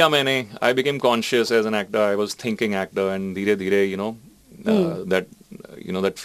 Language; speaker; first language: English; non-native, local second language; Punjabi